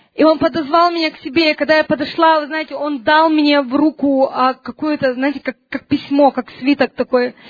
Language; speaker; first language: Russian; early bilingual, heritage; Russian